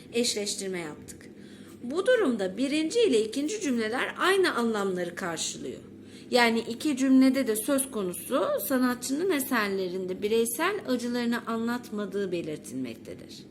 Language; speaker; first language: Turkish; native; Turkish